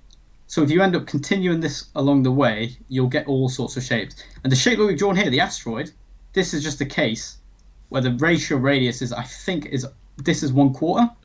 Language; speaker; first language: English; native; English